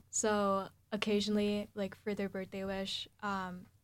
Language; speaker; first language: English; early bilingual, other home language; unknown